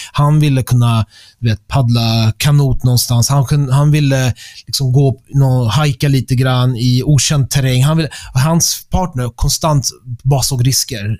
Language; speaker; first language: Swedish; early bilingual, other home language; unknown